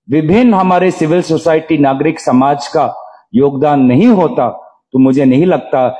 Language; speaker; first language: Hindi; non-native, local second language; Assamese